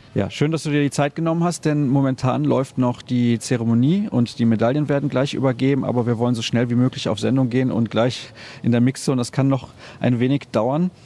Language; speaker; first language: German; native; German